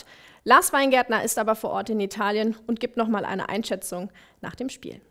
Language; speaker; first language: German; native; German